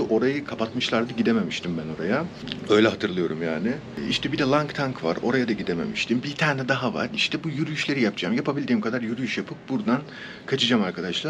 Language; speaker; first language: Turkish; native; Turkish